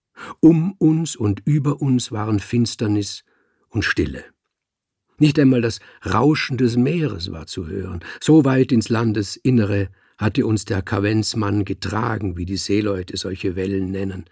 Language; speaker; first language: German; native; German